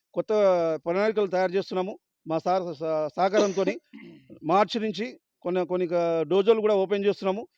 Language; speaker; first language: Telugu; native; Telugu